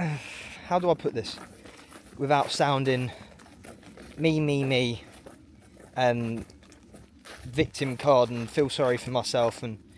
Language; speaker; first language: English; native; English